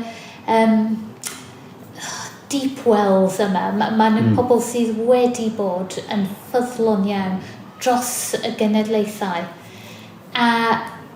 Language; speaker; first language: Welsh; non-native, fluent; English